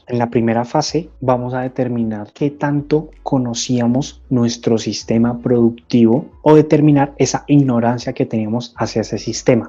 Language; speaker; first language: Spanish; native; Spanish